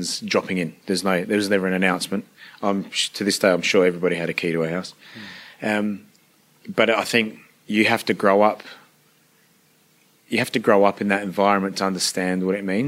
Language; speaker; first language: English; early bilingual, other home language; Italian